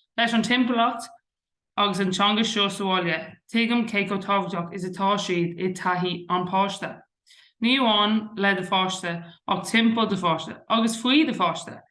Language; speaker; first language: Irish; non-native, local second language; English